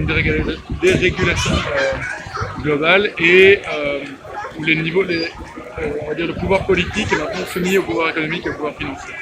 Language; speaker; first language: French; native; French